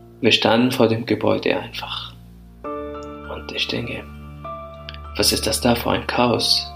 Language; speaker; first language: German; non-native, fluent; Arabic